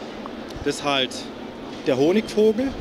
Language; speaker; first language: German; native; German